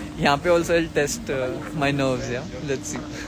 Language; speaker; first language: English; non-native, local second language; Hindi